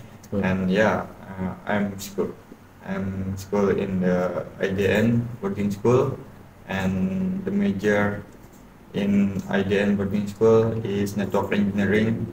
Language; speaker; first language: English; non-native, learner; Indonesian